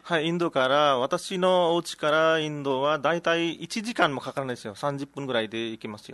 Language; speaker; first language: Japanese; non-native, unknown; Nepali